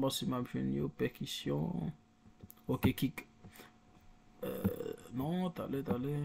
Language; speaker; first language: French; non-native, local second language; Haitian Creole